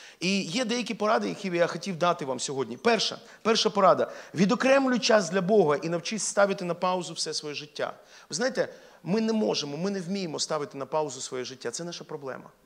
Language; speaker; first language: Ukrainian; non-native, local second language; Russian